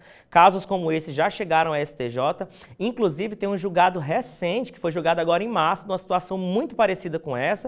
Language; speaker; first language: Portuguese; native; Portuguese